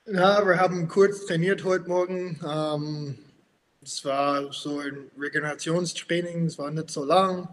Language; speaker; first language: German; non-native, fluent; English